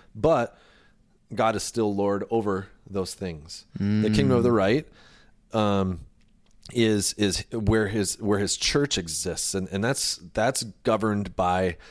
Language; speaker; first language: English; native; English